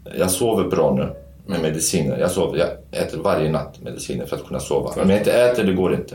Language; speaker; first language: Swedish; non-native, fluent; Kurdish